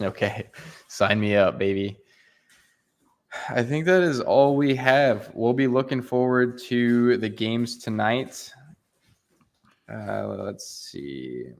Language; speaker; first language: English; native; English